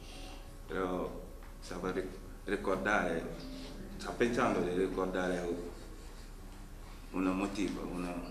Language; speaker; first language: Italian; non-native, learner; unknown